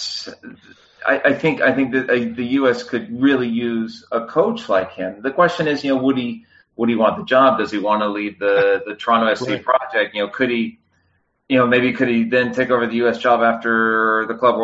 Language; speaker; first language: English; native; English